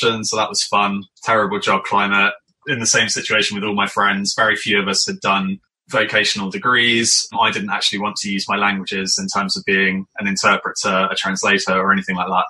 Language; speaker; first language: English; native; English